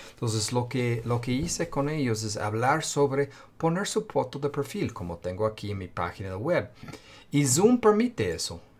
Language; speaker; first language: Spanish; non-native, fluent; English